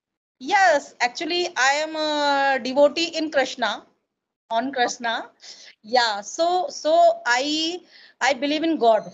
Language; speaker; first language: English; non-native, learner; Hindi